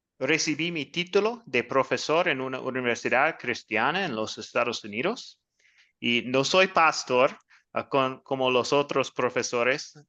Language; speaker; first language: Spanish; non-native, learner; English